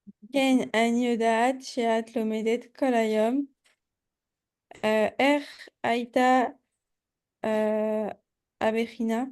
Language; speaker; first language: Hebrew; non-native, learner; French